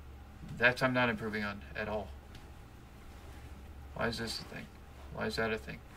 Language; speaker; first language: English; native; English